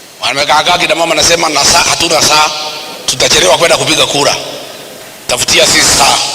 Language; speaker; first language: Swahili; non-native, local second language; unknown